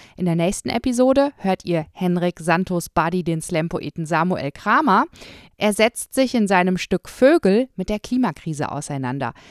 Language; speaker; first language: German; native; German